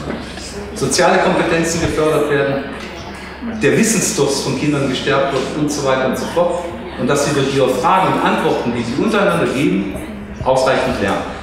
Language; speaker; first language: German; native; German